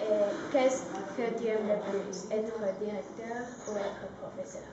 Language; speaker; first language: French; non-native, learner; Spanish